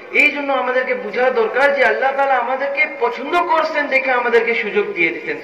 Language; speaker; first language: Bangla; non-native, fluent; Urdu